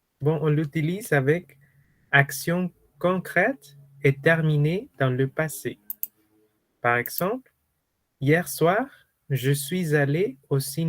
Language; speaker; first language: French; non-native, fluent; Spanish